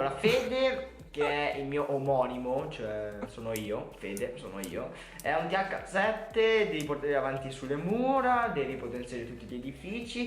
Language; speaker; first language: Italian; native; Italian